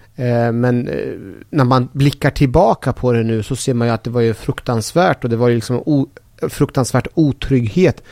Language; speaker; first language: Swedish; early bilingual, other home language; Persian